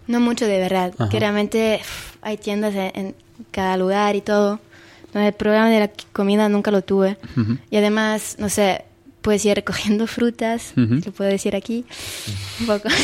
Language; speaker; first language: Spanish; non-native, fluent; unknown